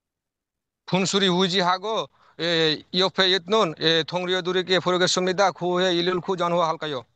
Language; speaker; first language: Korean; non-native, learner; Bangla